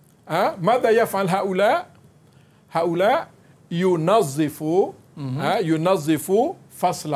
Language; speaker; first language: Arabic; non-native, fluent; Malay